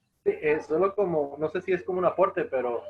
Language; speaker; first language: Spanish; native; Spanish